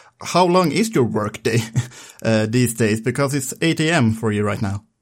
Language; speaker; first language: English; non-native, fluent; Swedish